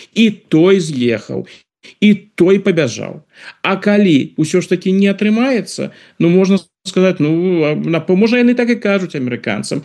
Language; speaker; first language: Belarusian; non-native, local second language; Russian